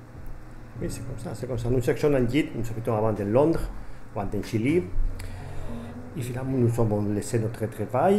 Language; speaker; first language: French; non-native, fluent; Spanish